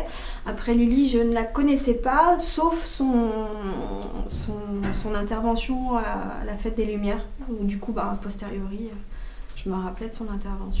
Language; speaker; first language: French; native; French